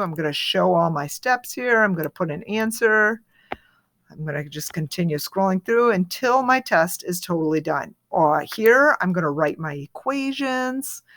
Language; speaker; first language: English; native; English